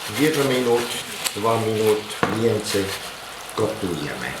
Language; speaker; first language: Polish; non-native, learner; German